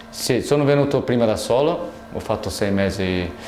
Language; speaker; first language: Italian; non-native, fluent; Portuguese